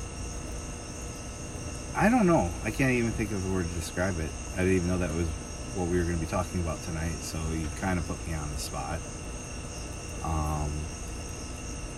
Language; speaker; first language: English; native; English